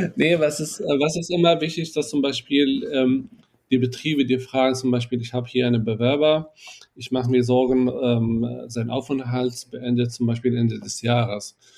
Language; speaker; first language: German; non-native, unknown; Arabic